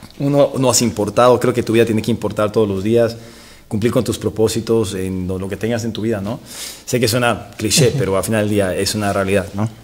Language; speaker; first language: Spanish; native; Spanish